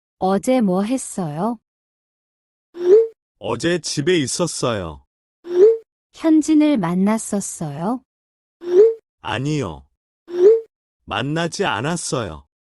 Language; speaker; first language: Korean; non-native, fluent; Turkish